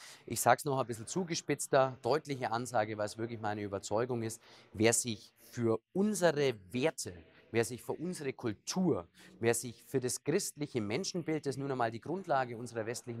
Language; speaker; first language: German; native; German